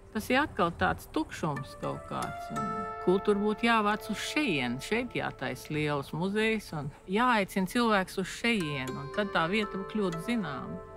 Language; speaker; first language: Latvian; native; Latvian